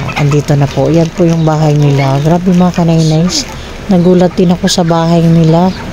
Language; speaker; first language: Filipino; non-native, local second language; Waray